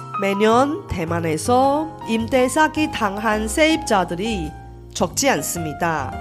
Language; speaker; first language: Korean; non-native, fluent; Chinese